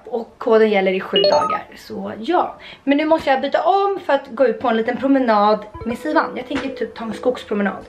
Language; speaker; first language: Swedish; native; Swedish